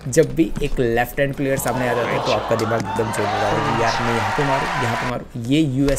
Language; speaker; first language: Hindi; non-native, local second language; Gujarati